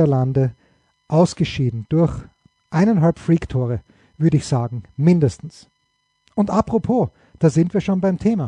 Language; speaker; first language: German; native; German